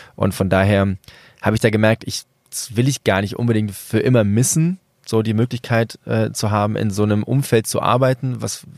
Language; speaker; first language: German; early bilingual, other home language; Spanish